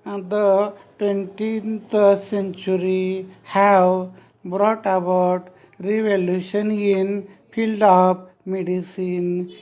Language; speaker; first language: English; non-native, local second language; Marathi